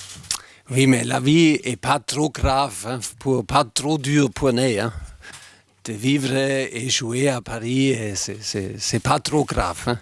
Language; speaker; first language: French; non-native, fluent; German